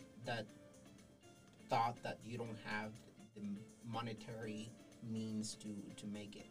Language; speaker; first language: English; non-native, fluent; Spanish